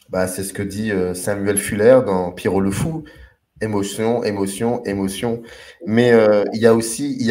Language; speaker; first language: French; native; French